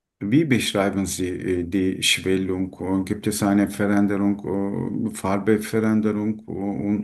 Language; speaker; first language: German; non-native, learner; Turkish